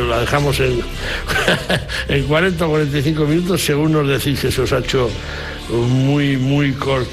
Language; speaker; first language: Spanish; native; Spanish